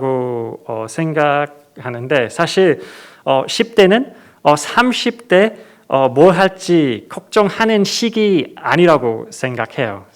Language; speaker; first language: Korean; non-native, fluent; English